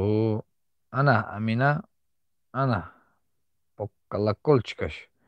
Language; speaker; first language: Russian; non-native, learner; Tajik